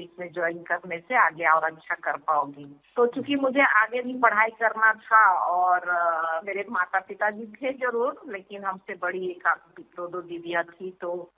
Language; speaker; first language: Hindi; native; Hindi